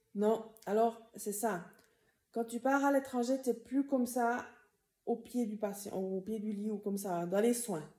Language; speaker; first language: French; native; French